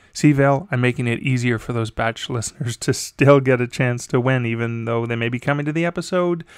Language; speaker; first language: English; native; English